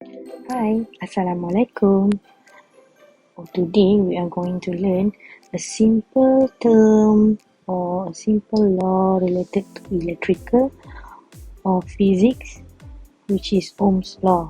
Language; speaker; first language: English; non-native, local second language; Malay